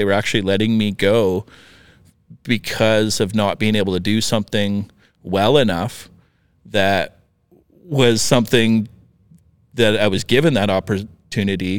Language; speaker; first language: English; native; English